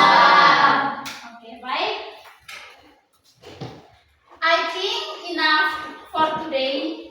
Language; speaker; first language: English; non-native, learner; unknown